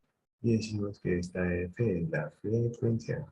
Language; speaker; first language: Spanish; native; Spanish